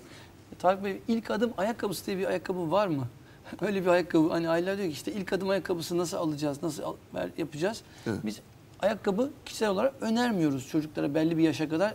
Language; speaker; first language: Turkish; native; Turkish